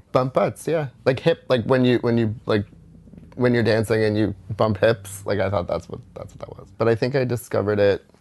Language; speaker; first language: English; native; English